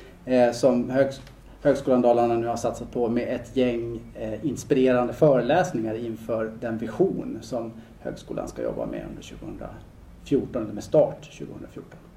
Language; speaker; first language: Swedish; native; Swedish